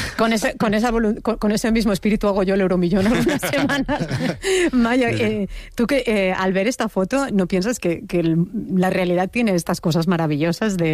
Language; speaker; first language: Spanish; native; Spanish